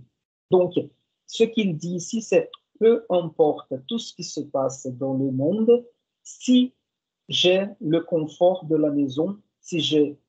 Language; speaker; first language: French; non-native, fluent; Portuguese